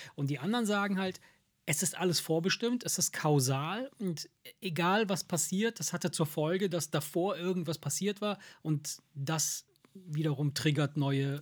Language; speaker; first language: German; early bilingual, other home language; Italian